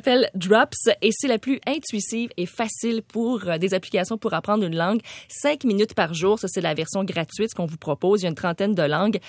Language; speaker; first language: French; native; French